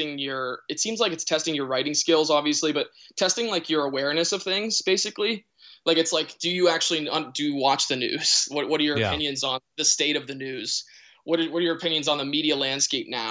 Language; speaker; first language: English; native; English